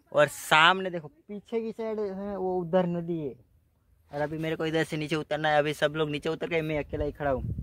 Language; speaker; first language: Hindi; non-native, local second language; Gujarati